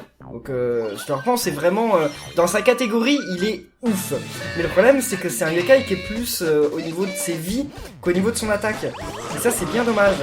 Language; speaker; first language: French; native; French